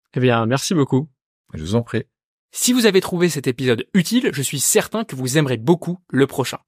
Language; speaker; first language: French; native; French